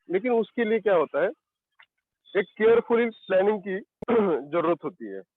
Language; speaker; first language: Hindi; non-native, local second language; Marathi